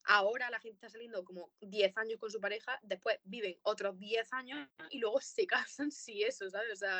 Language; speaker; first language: Spanish; native; Spanish